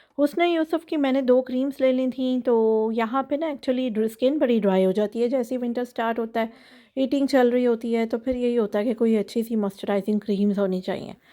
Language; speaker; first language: Urdu; native; Urdu